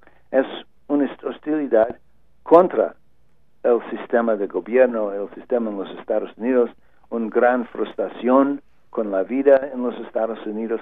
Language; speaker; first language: Spanish; non-native, learner; English